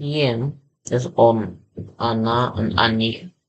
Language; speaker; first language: Russian; non-native, learner; English